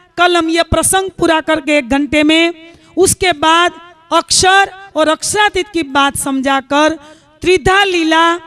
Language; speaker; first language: Hindi; non-native, local second language; Gujarati